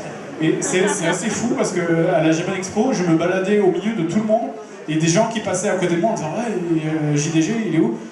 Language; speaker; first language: French; native; French